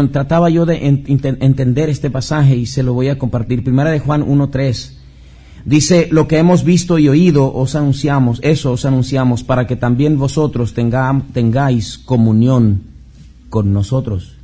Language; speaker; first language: Spanish; native; Spanish